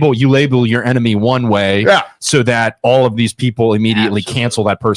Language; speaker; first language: English; native; English